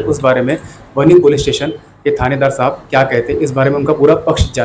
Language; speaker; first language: Hindi; non-native, local second language; Marathi